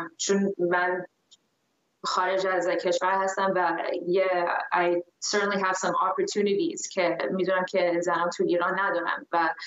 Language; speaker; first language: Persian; early bilingual, heritage; Persian